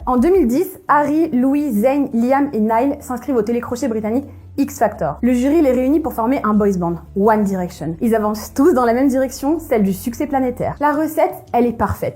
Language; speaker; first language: French; native; French